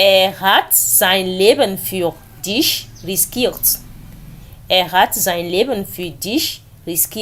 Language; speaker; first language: German; non-native, learner; French